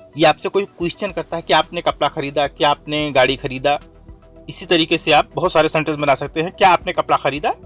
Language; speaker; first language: Hindi; native; Hindi